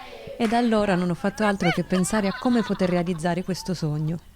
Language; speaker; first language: Italian; native; Italian